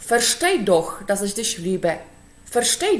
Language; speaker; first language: German; non-native, fluent; Polish